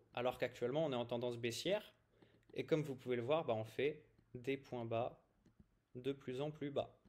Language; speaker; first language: French; native; French